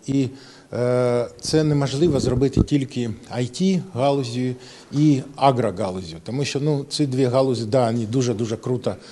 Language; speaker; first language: Ukrainian; non-native, local second language; Russian